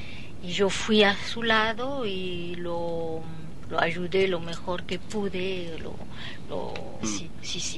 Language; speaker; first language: Spanish; non-native, fluent; French